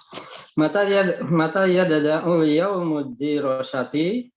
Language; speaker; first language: Arabic; non-native, learner; Indonesian